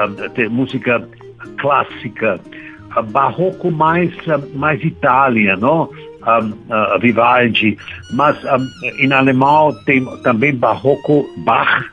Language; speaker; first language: Portuguese; non-native, learner; German